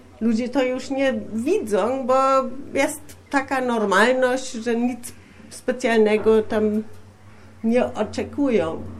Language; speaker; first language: Polish; non-native, fluent; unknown